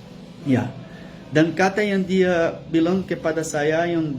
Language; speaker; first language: Indonesian; non-native, learner; Portuguese